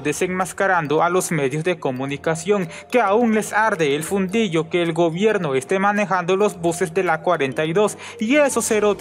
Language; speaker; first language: Spanish; native; Spanish